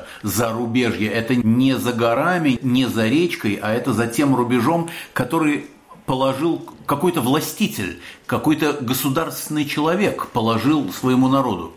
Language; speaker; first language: Russian; native; Russian